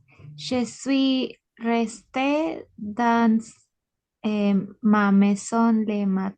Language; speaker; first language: French; non-native, learner; Spanish